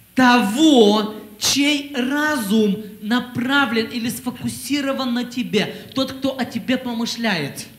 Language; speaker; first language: Russian; native; Russian